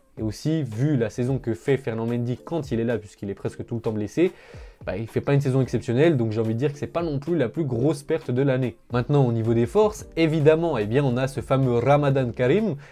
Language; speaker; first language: French; native; French